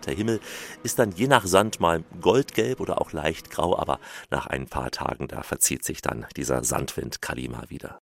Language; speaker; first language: German; native; German